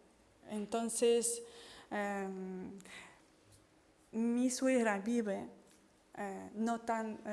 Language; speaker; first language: Spanish; non-native, fluent; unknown